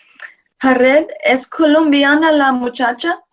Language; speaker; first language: Spanish; non-native, fluent; English